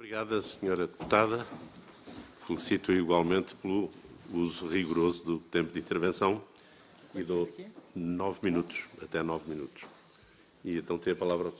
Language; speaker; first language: Portuguese; native; Portuguese